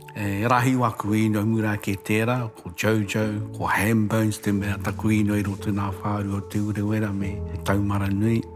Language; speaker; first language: Māori; native; Māori